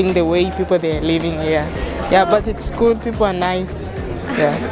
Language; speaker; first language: English; non-native, local second language; Swahili